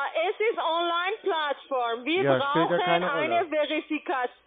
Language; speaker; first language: German; non-native, learner; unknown